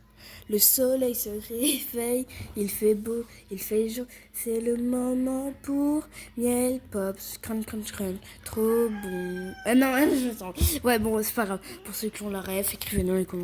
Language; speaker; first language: French; native; French